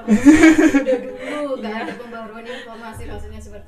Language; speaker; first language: Indonesian; native; Indonesian